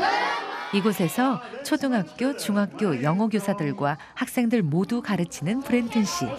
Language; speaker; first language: Korean; native; Korean